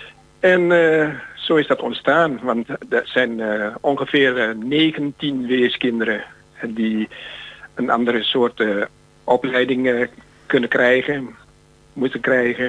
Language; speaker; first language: Dutch; non-native, fluent; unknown